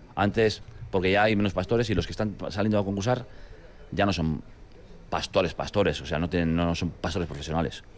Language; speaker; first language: Spanish; native; Spanish